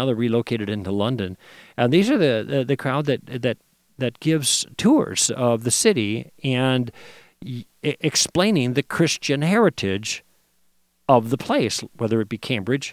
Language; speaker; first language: English; native; English